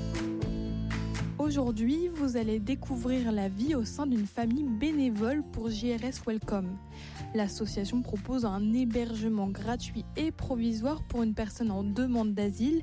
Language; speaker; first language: French; native; French